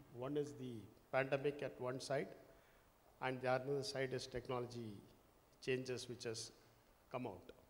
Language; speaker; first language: English; non-native, local second language; Tamil